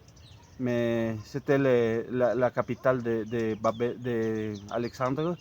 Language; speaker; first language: French; non-native, fluent; Spanish